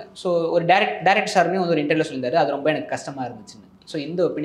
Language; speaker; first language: Tamil; native; Tamil